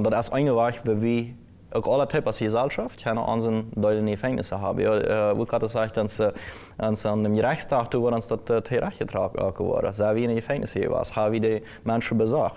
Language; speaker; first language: German; non-native, local second language; Plautdietsch